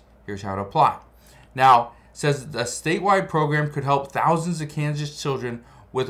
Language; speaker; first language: English; native; English